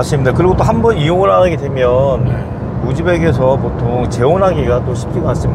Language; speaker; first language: Korean; native; Korean